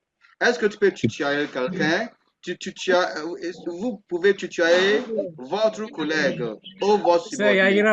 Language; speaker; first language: French; non-native, fluent; Akan